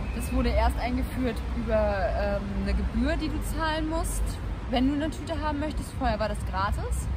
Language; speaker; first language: German; native; German